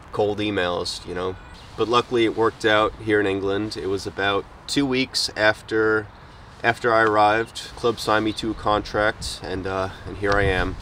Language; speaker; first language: English; native; English